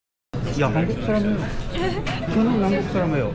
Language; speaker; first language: Korean; non-native, learner; Filipino